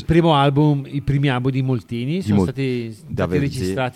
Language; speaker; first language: Italian; native; Italian